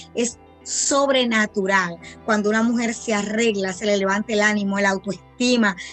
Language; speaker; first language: Spanish; native; Spanish